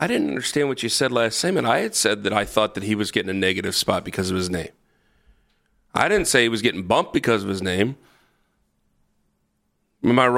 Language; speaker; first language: English; native; English